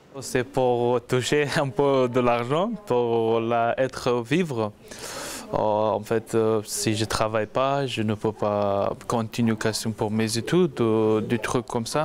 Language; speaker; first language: French; non-native, learner; Persian